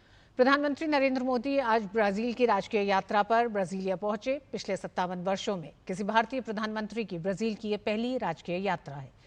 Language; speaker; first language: Hindi; native; Hindi